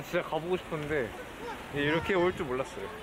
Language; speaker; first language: Korean; early bilingual, heritage; English